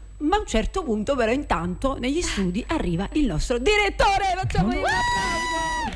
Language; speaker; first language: Italian; native; Italian